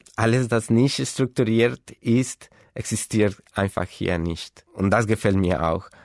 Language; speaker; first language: German; non-native, fluent; Spanish